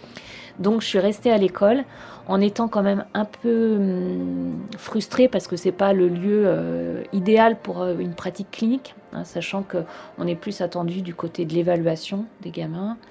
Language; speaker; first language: French; native; French